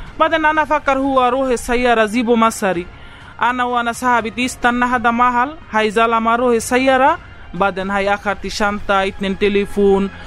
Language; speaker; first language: Arabic; non-native, learner; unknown